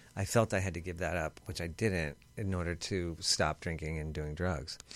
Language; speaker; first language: English; native; English